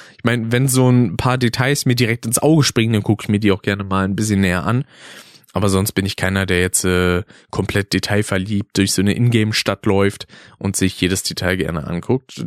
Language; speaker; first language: German; native; German